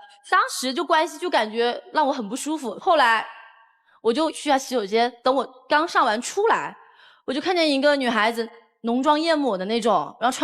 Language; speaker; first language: Chinese; native; Chinese